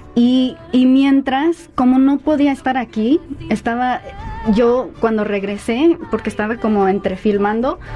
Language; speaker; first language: Spanish; early bilingual, heritage; Spanish